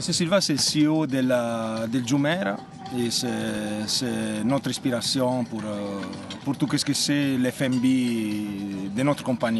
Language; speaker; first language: French; non-native, fluent; Italian